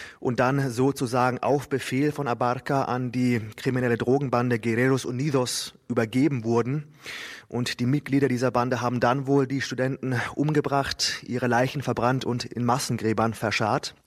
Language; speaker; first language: German; native; German